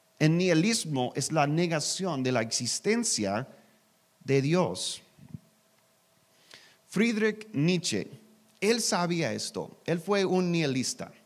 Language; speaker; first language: Spanish; non-native, learner; English